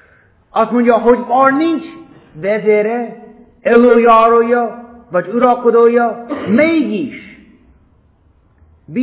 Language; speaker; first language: Hungarian; non-native, fluent; English